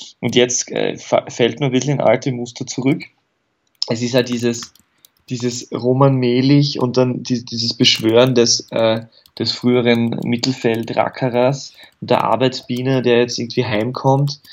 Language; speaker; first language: German; native; German